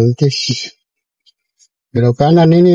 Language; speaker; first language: Indonesian; native; Indonesian